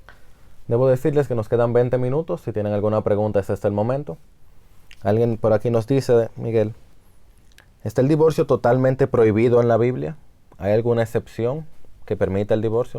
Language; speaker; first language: Spanish; native; Spanish